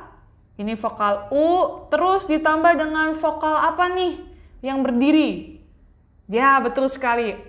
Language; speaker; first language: Indonesian; native; Indonesian